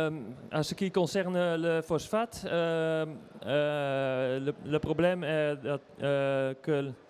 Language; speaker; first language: French; non-native, learner; Dutch